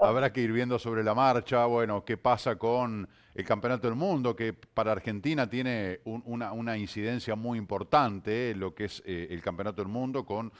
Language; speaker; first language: Spanish; native; Spanish